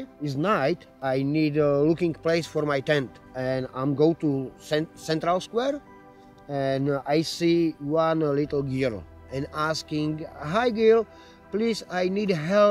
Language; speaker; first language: English; non-native, learner; Slovak